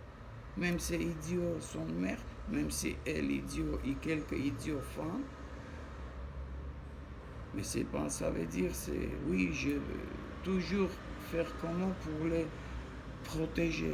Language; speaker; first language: French; non-native, learner; Armenian